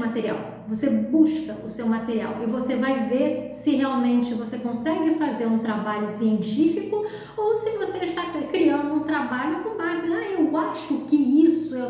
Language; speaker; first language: Portuguese; native; Portuguese